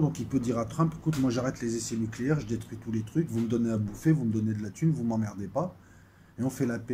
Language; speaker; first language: French; native; French